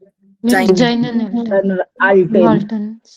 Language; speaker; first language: German; non-native, learner; Hindi